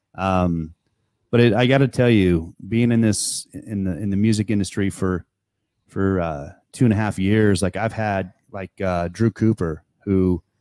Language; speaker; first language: English; native; English